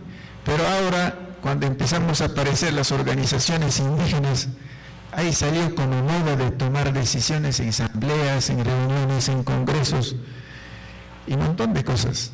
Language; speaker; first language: Spanish; non-native, local second language; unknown